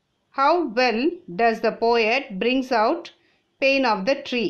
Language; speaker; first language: English; non-native, local second language; Tamil